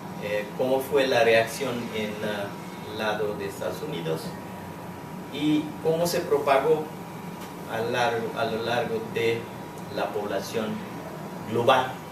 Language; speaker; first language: Spanish; non-native, fluent; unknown